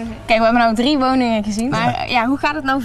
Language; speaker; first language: Dutch; native; Dutch